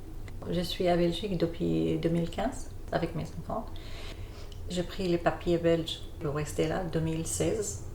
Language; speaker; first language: French; non-native, learner; Arabic